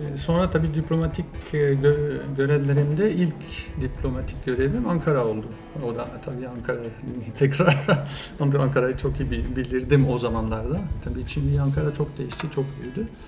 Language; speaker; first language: Turkish; non-native, fluent; French